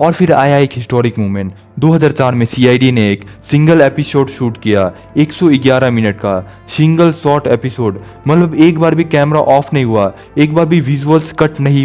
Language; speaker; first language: Hindi; non-native, local second language; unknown